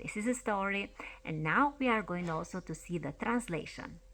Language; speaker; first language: English; non-native, fluent; Albanian